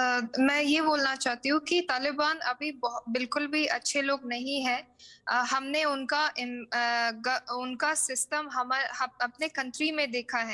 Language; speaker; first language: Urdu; non-native, fluent; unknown